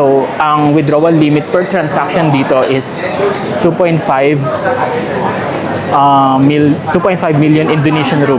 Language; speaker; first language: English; non-native, local second language; Filipino